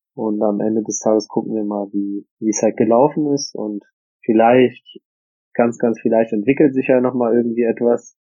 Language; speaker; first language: German; native; German